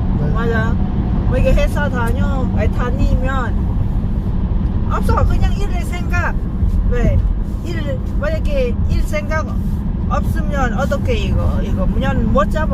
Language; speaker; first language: Korean; non-native, learner; Lao